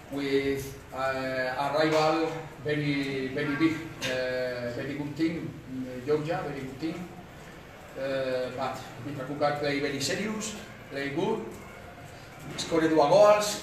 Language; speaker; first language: English; non-native, learner; Spanish